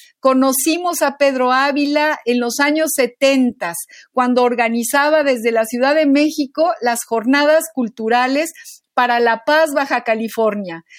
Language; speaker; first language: Spanish; native; Spanish